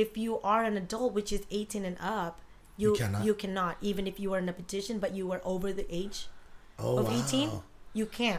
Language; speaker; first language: English; non-native, local second language; Iloko